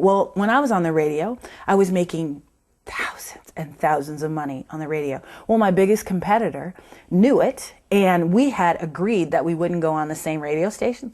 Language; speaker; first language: English; native; English